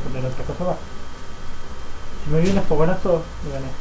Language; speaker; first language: Spanish; native; Spanish